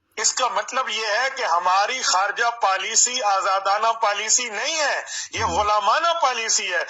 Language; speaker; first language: Urdu; non-native, local second language; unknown